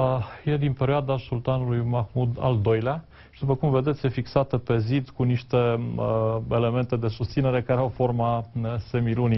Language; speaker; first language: Romanian; native; Romanian